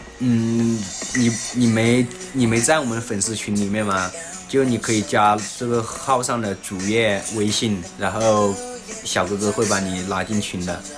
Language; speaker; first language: Chinese; native; Chinese